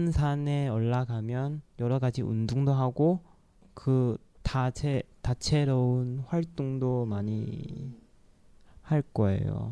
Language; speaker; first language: Korean; non-native, learner; Chinese